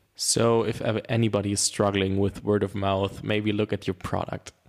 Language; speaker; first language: English; non-native, fluent; German